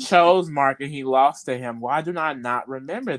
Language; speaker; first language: English; native; English